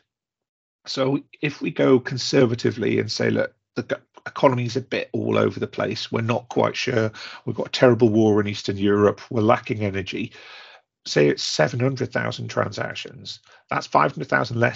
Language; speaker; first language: English; native; English